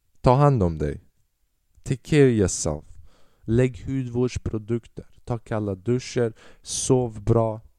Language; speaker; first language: Swedish; early bilingual, other home language; Albanian